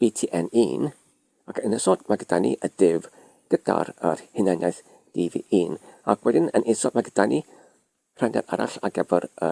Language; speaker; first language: Welsh; non-native, learner; Polish